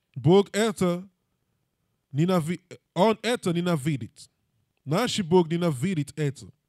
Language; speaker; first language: Russian; non-native, learner; English